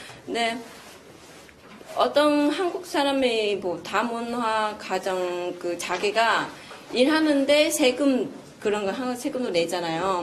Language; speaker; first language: Korean; non-native, fluent; Vietnamese